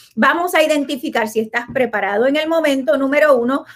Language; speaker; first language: Spanish; native; Spanish